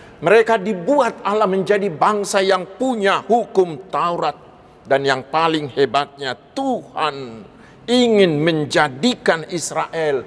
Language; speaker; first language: Indonesian; non-native, local second language; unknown